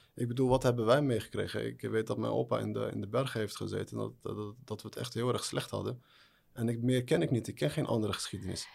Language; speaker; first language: Dutch; early bilingual, other home language; Arabic